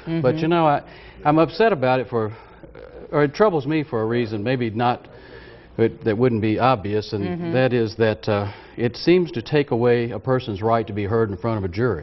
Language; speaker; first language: English; native; English